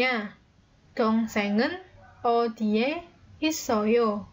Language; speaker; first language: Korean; non-native, fluent; Indonesian